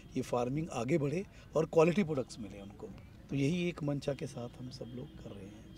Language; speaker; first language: Hindi; native; Hindi